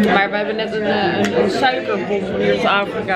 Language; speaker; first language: Dutch; native; Dutch